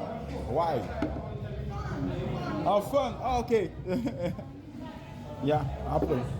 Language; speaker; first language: English; non-native, learner; French